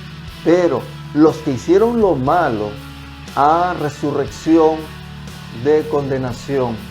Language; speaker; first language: Spanish; native; Spanish